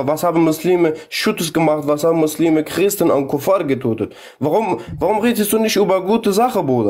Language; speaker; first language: German; non-native, learner; Kurdish